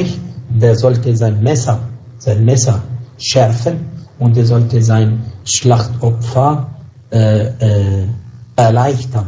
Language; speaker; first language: German; non-native, fluent; Arabic